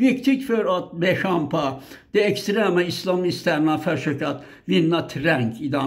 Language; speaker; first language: Swedish; non-native, fluent; Turkish